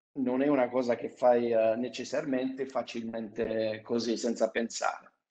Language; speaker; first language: Italian; non-native, fluent; English